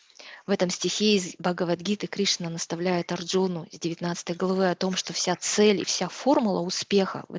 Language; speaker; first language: Russian; native; Russian